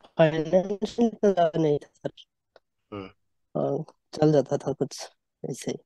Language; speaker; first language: Hindi; non-native, local second language; Bangla